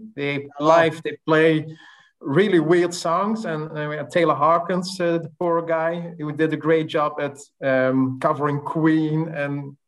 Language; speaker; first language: English; non-native, fluent; Dutch